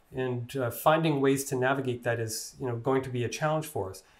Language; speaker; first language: English; native; English